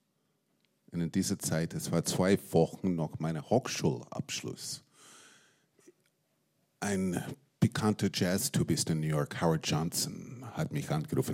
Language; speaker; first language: German; non-native, fluent; English